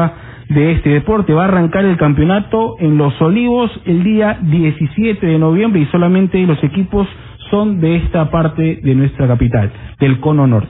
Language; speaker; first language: Spanish; native; Spanish